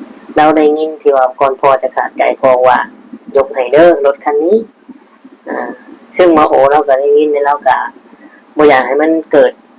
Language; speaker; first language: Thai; non-native, local second language; Lao